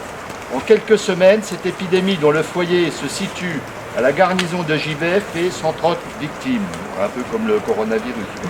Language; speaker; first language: French; native; French